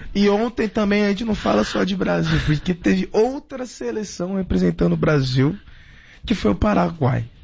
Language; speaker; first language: Portuguese; native; Portuguese